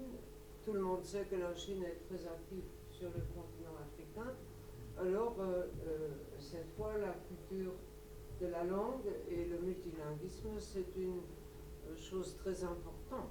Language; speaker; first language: French; non-native, local second language; Luxembourgish